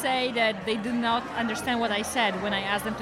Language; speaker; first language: English; non-native, fluent; Polish